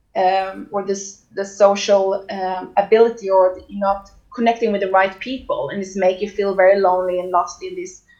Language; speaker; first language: English; non-native, fluent; Swedish